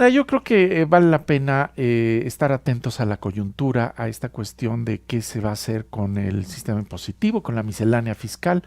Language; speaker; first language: Spanish; native; Spanish